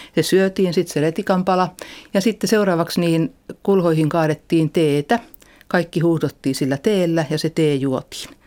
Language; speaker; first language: Finnish; native; Finnish